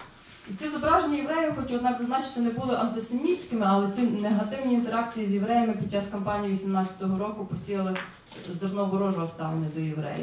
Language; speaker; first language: Ukrainian; native; Ukrainian